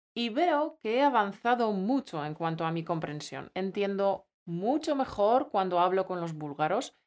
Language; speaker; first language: Spanish; non-native, fluent; Polish